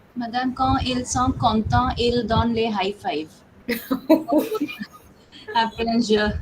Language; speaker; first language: French; non-native, fluent; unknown